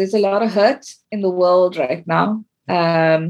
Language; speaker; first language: English; native; English